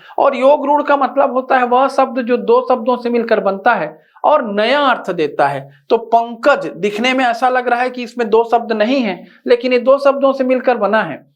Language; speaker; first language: Hindi; native; Hindi